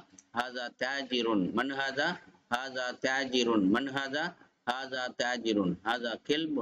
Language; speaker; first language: Arabic; non-native, fluent; Tamil